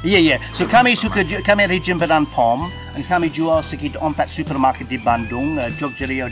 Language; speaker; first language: Indonesian; non-native, fluent; English